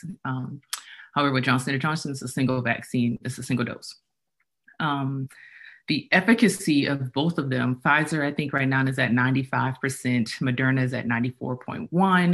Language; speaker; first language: English; native; English